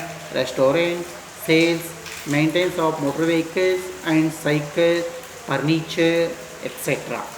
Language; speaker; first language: English; non-native, local second language; Kannada